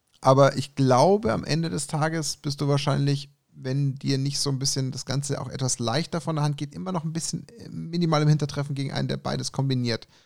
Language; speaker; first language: German; native; German